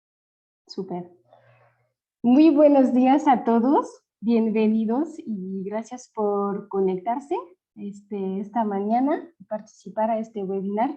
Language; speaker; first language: Spanish; non-native, fluent; French